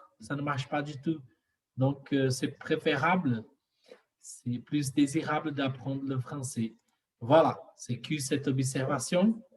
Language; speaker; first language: French; non-native, learner; Portuguese